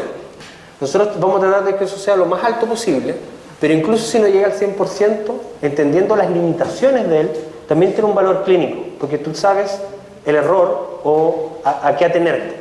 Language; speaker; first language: Spanish; native; Spanish